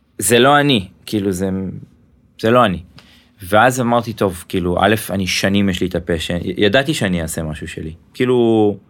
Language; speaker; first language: Hebrew; native; Hebrew